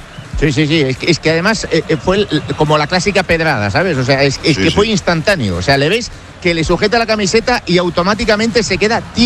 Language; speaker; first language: Spanish; native; Spanish